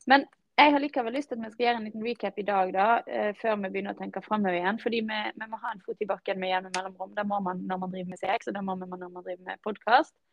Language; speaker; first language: Norwegian; native; Norwegian